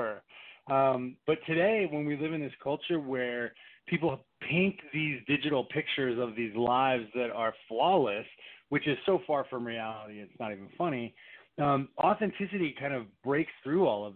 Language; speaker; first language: English; native; English